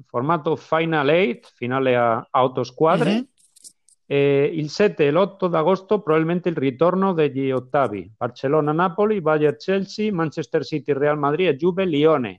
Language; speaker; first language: Italian; non-native, fluent; Spanish